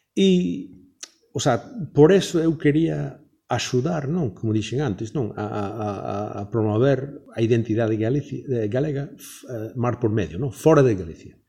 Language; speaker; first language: Galician; non-native, fluent; English